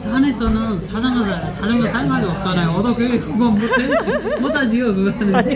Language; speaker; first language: Korean; non-native, learner; Nepali